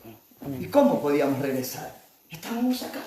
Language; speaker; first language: Spanish; native; Spanish